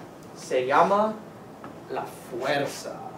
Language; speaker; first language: Spanish; non-native, fluent; English